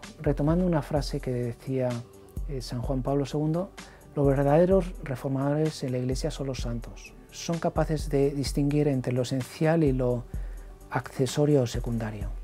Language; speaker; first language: Spanish; native; Spanish